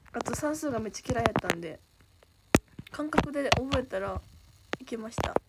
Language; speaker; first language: Japanese; native; Japanese